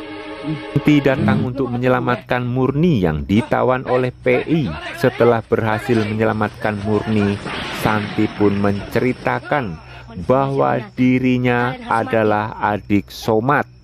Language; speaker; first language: Indonesian; native; Indonesian